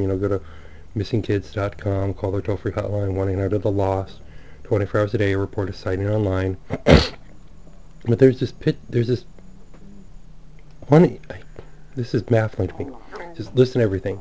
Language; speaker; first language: English; native; English